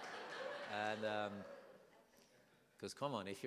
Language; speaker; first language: English; non-native, local second language; Afrikaans